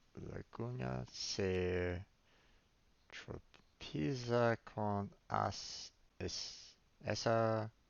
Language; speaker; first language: Spanish; non-native, learner; English